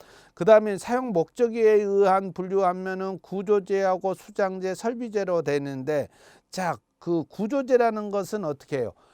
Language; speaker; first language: Korean; native; Korean